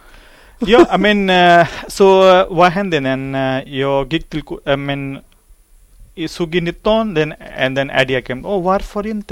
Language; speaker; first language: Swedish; non-native, learner; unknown